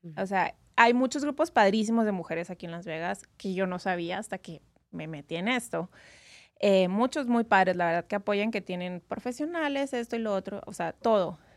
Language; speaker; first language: Spanish; native; Spanish